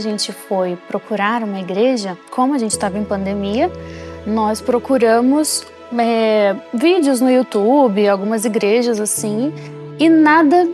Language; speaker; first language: Portuguese; native; Portuguese